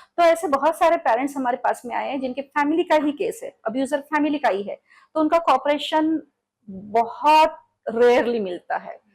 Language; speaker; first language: Hindi; non-native, local second language; Marathi